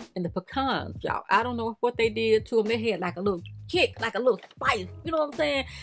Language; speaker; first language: English; native; English